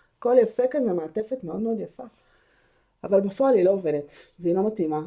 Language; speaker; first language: Hebrew; native; Hebrew